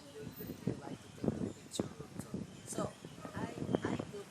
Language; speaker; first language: English; non-native, learner; Spanish